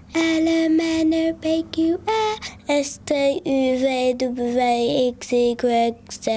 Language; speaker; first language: French; non-native, learner; English